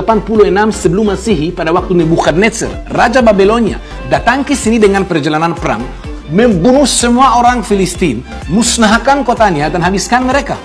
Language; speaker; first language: Indonesian; non-native, fluent; Hebrew